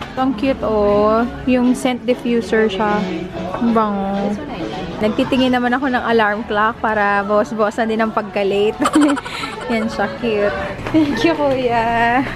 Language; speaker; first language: Filipino; native; Filipino